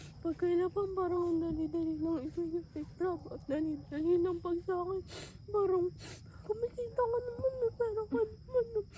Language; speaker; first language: Filipino; native; Filipino